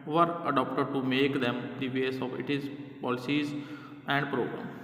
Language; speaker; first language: English; non-native, local second language; Punjabi